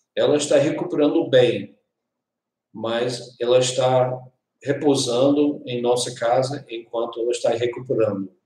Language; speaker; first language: Portuguese; non-native, learner; English